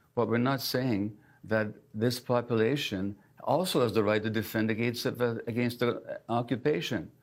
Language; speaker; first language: English; early bilingual, other home language; Hungarian